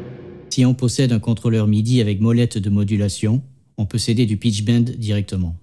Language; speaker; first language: French; native; French